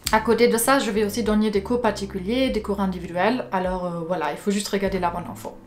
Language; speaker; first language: French; non-native, fluent; German